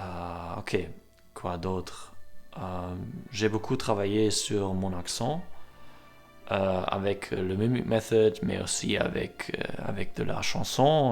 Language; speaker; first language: French; non-native, learner; German